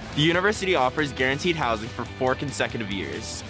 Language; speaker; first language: English; native; English